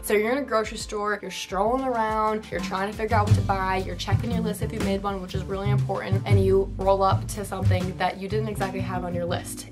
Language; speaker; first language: English; native; English